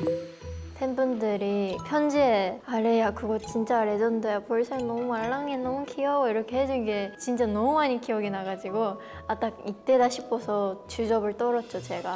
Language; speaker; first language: Korean; non-native, fluent; Japanese